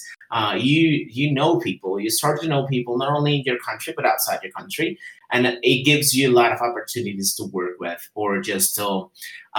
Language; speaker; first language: English; non-native, fluent; Spanish